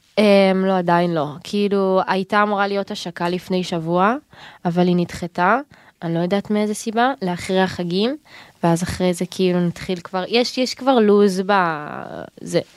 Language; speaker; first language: Hebrew; native; Hebrew